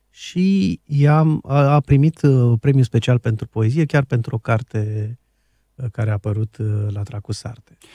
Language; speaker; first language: Romanian; native; Romanian